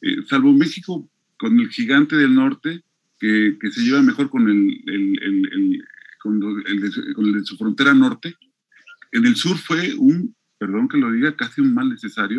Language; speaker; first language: Spanish; native; Spanish